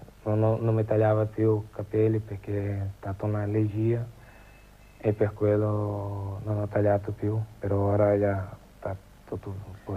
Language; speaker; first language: Italian; non-native, learner; Portuguese